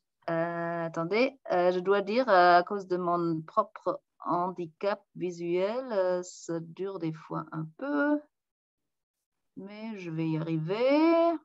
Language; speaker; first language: French; non-native, fluent; German